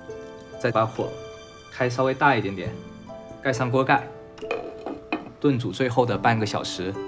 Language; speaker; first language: Chinese; native; Chinese